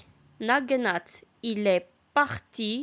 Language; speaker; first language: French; non-native, fluent; Armenian